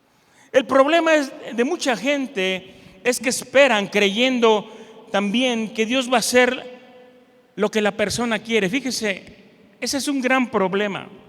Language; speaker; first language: Spanish; native; Spanish